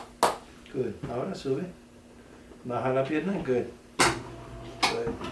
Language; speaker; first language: Spanish; non-native, learner; English